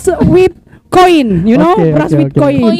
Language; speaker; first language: English; non-native, learner; Indonesian